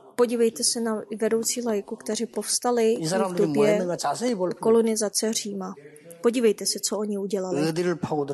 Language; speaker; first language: Czech; non-native, fluent; Korean